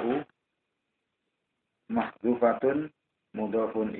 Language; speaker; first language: Arabic; non-native, learner; Indonesian